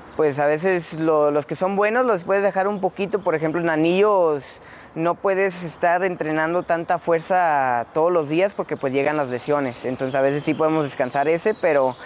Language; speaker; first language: Spanish; early bilingual, heritage; Spanish